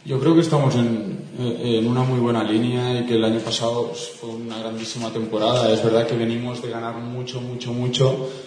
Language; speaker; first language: Spanish; non-native, local second language; Catalan